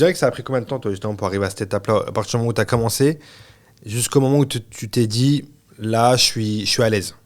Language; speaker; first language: French; native; French